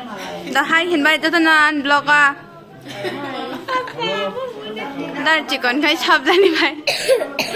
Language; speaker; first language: Hindi; non-native, local second language; Kok Borok